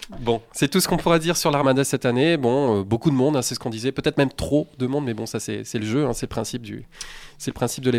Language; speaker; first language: French; native; French